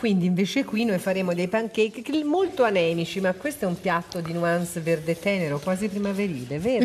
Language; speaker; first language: Italian; native; Italian